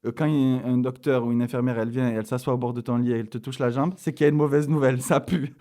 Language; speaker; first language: French; native; French